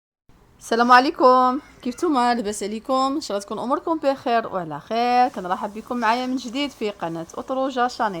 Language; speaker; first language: Arabic; native; Arabic